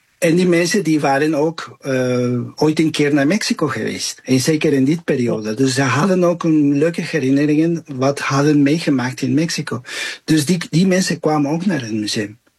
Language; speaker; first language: Dutch; non-native, fluent; Spanish